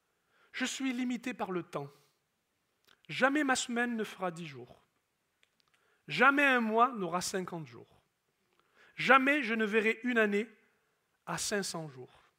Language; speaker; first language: French; native; French